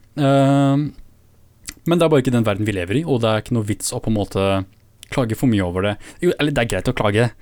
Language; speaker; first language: Norwegian; early bilingual, other home language; Kurdish